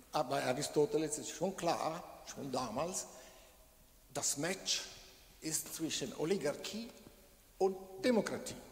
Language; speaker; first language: German; non-native, fluent; Italian